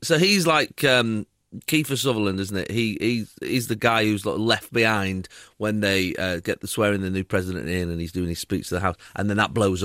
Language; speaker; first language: English; native; English